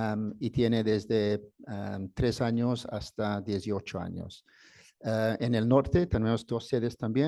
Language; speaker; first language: Spanish; non-native, fluent; English